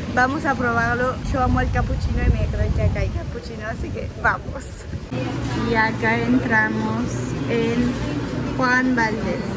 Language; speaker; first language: Spanish; non-native, fluent; French